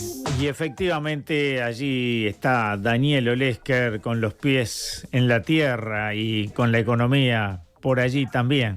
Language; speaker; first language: Spanish; native; Spanish